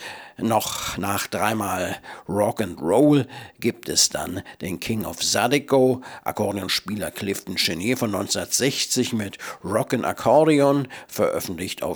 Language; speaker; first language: German; native; German